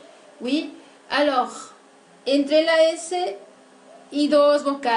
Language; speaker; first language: French; non-native, fluent; Spanish